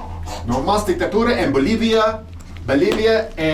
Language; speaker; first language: Spanish; non-native, learner; English